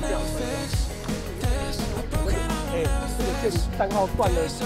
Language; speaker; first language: Chinese; native; Chinese